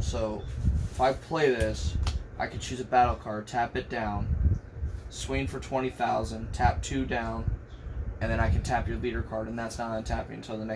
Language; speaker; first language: English; native; English